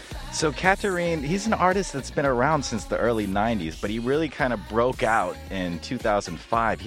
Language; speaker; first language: English; native; English